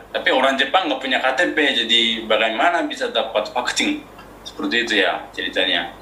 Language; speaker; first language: Indonesian; non-native, fluent; Japanese